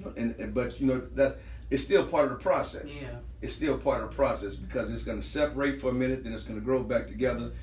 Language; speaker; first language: English; native; English